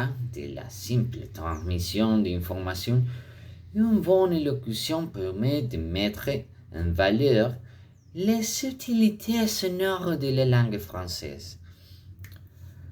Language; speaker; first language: French; non-native, fluent; Spanish